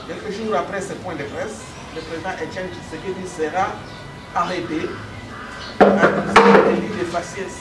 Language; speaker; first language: French; non-native, local second language; Lingala